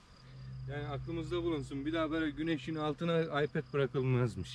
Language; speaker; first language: Turkish; native; Turkish